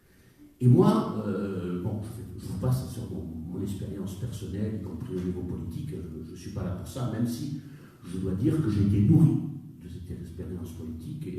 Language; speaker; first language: French; native; French